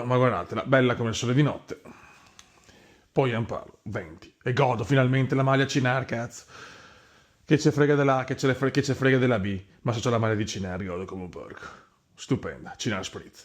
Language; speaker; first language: Italian; native; Italian